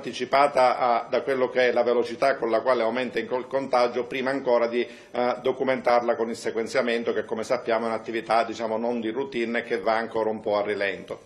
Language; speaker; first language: Italian; native; Italian